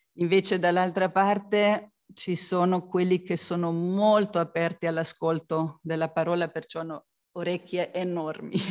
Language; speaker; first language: Italian; non-native, fluent; Slovenian